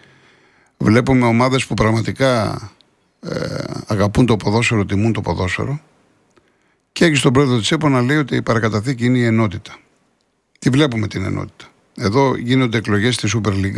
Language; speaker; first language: Greek; native; Greek